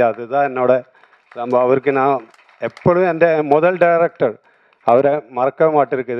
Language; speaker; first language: Tamil; non-native, learner; Malayalam